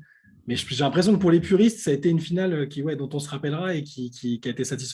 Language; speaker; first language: French; native; French